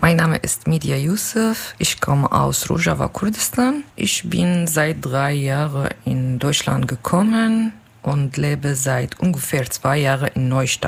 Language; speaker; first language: German; non-native, learner; Kurdish